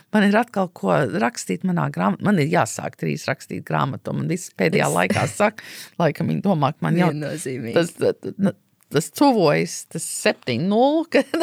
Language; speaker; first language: Latvian; early bilingual, heritage; Latvian